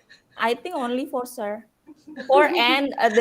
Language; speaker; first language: English; non-native, learner; Indonesian